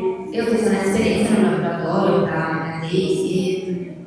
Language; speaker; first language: Portuguese; non-native, fluent; Italian